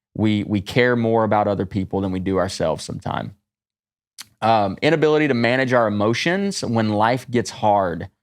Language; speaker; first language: English; native; English